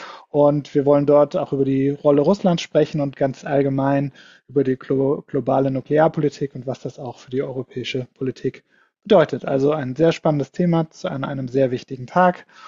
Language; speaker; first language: German; native; German